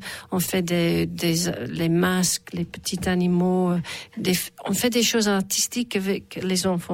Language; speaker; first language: French; non-native, fluent; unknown